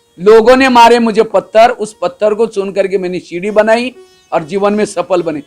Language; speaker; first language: Hindi; non-native, local second language; Marathi